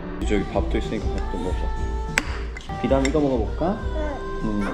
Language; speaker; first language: Korean; native; Korean